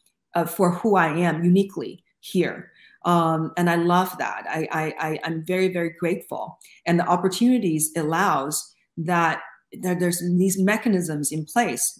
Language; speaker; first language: English; non-native, fluent; Chinese